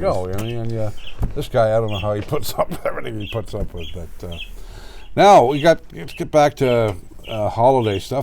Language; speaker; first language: English; native; English